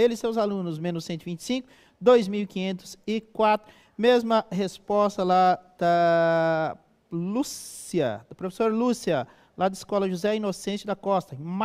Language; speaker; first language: Portuguese; native; Portuguese